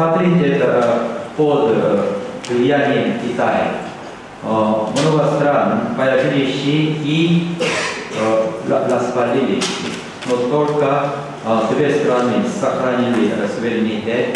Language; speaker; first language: Russian; non-native, learner; Korean